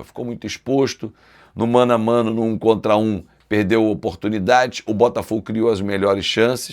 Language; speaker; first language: Portuguese; native; Portuguese